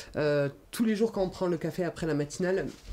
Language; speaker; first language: French; native; French